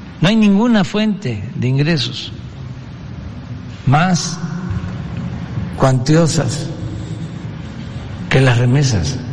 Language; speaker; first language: Spanish; native; Spanish